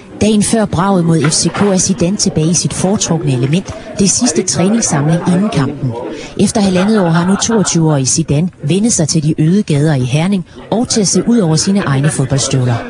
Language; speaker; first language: Danish; native; Danish